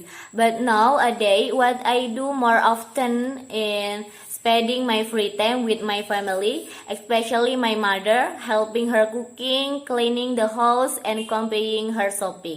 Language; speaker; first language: English; non-native, learner; Indonesian